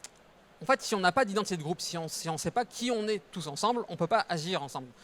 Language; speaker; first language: French; native; French